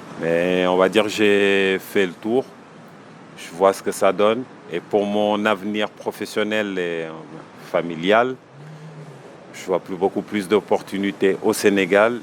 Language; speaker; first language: French; non-native, local second language; Wolof